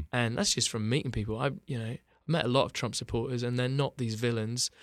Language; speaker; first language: English; native; English